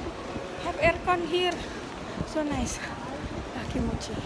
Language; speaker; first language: English; non-native, learner; Indonesian